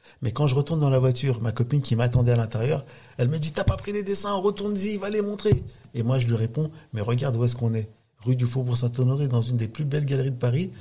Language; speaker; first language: French; native; French